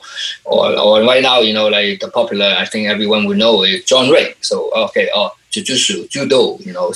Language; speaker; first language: English; non-native, local second language; Cantonese